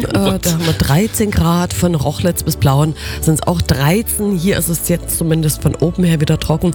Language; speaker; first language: German; native; German